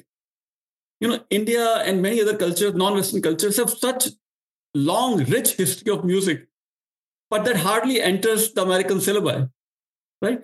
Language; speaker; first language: English; non-native, local second language; Marwari